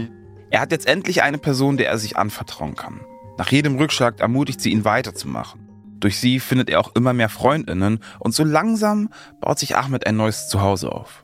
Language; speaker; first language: German; native; German